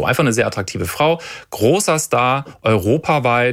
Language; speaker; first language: German; native; German